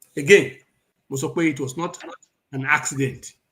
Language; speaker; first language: English; non-native, local second language; Yoruba